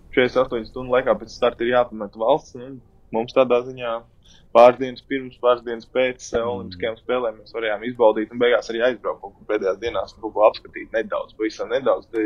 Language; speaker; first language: Latvian; native; Latvian